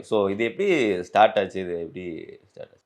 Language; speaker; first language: Tamil; native; Tamil